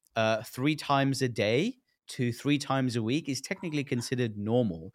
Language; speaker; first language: English; early bilingual, other home language; Hindi